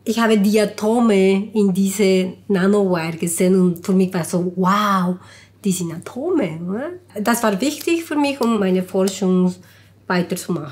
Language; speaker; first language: German; non-native, fluent; Spanish